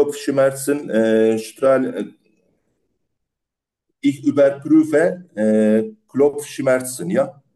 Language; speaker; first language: German; non-native, learner; Turkish